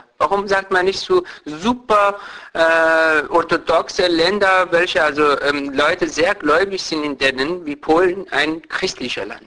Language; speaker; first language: German; non-native, fluent; Persian